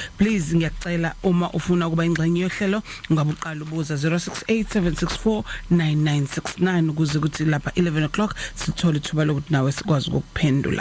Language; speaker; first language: Zulu; native; Zulu